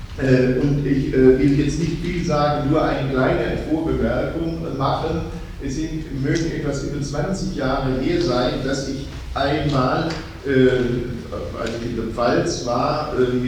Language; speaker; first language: German; native; German